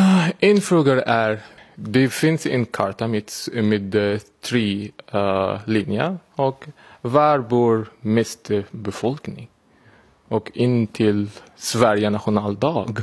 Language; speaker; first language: Swedish; non-native, learner; Arabic